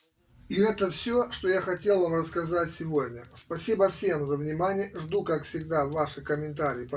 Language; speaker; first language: Russian; native; Russian